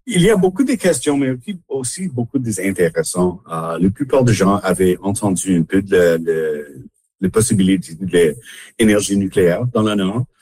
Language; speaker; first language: French; non-native, local second language; English